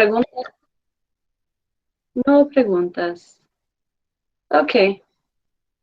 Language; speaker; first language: Spanish; non-native, fluent; English